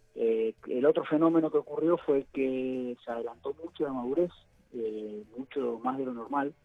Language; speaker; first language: Spanish; native; Spanish